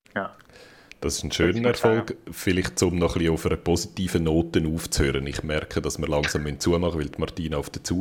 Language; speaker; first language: German; native; German